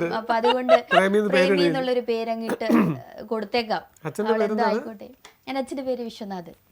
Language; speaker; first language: Malayalam; non-native, local second language; Tamil